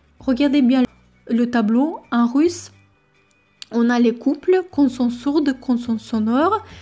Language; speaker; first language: French; non-native, fluent; Russian